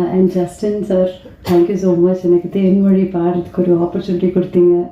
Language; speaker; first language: Tamil; native; Tamil